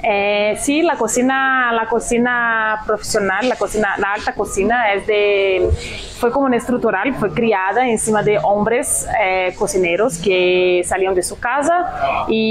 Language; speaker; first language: Spanish; non-native, fluent; Portuguese